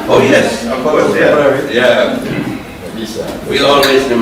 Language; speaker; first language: English; non-native, fluent; Indonesian